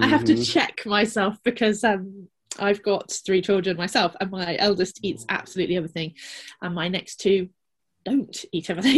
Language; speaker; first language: English; native; English